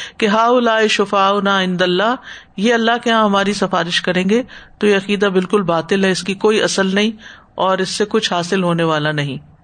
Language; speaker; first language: Urdu; native; Urdu